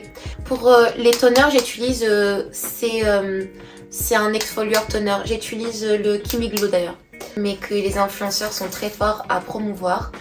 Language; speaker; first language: French; native; French